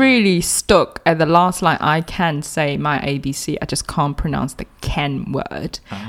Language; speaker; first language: English; non-native, fluent; Chinese